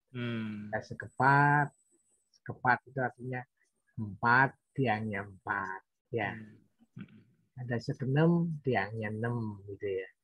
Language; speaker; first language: Indonesian; non-native, local second language; Balinese